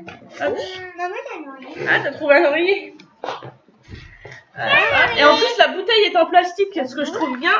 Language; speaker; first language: French; native; French